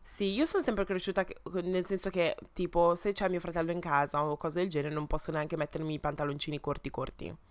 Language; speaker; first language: Italian; early bilingual, other home language; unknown